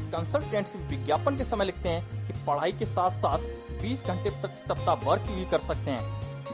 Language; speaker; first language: Hindi; native; Hindi